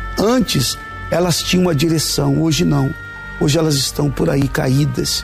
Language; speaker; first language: Portuguese; native; Portuguese